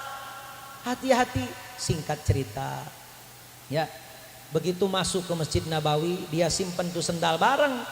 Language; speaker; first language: Indonesian; native; Indonesian